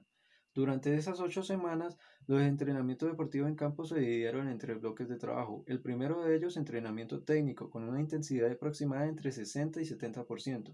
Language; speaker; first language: Spanish; native; Spanish